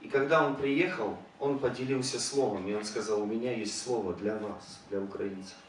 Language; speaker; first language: Russian; non-native, fluent; Polish